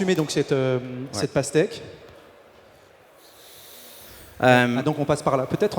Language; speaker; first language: French; native; French